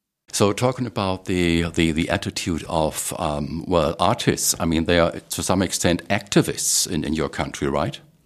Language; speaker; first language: English; non-native, fluent; German